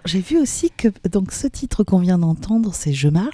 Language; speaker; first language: French; native; French